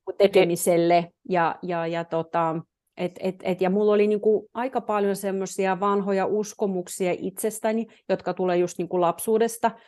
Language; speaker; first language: Finnish; non-native, fluent; Russian